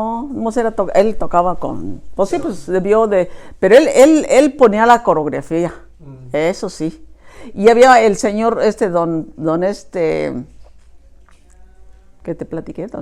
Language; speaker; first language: Spanish; native; Spanish